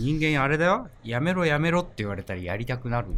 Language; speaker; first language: Japanese; native; Japanese